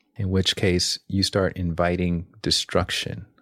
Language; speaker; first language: English; native; English